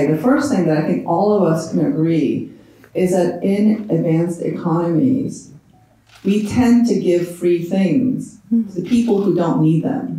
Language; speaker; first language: English; native; English